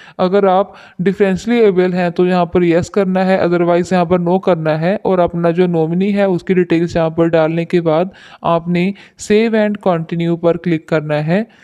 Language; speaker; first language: Hindi; non-native, local second language; Punjabi